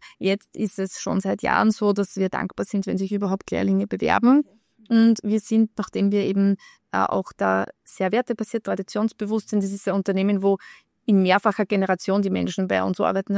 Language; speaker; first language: German; native; German